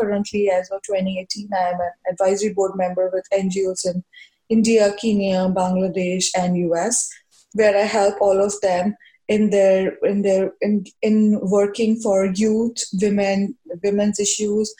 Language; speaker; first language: English; non-native, local second language; Hindi